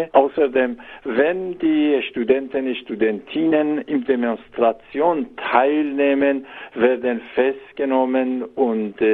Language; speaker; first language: German; non-native, learner; Persian